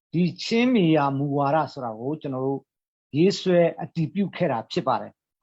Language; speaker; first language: Burmese; non-native, local second language; Hakha Chin